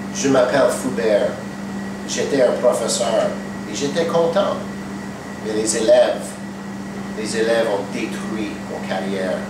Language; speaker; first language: French; non-native, learner; English